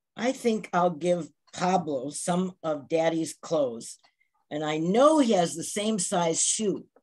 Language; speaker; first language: English; native; English